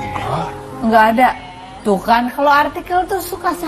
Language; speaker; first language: Indonesian; native; Indonesian